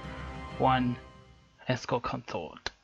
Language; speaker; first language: English; native; English